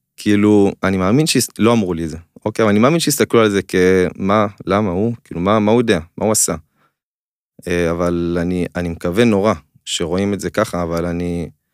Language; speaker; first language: Hebrew; native; Hebrew